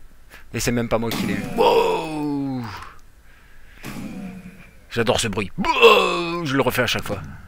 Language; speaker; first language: French; native; French